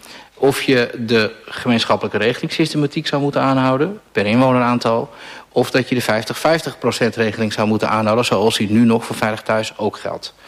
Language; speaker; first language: Dutch; native; Dutch